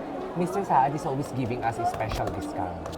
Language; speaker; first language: English; non-native, learner; Filipino